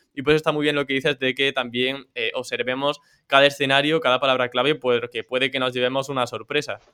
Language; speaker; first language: Spanish; native; Spanish